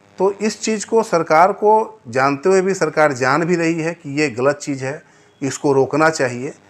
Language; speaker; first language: Hindi; native; Hindi